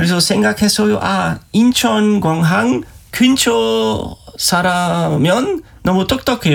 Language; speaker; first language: Korean; non-native, learner; German